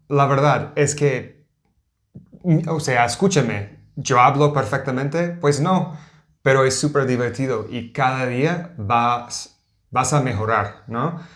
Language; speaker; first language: Spanish; non-native, learner; English